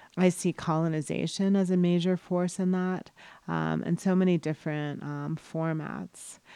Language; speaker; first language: English; native; English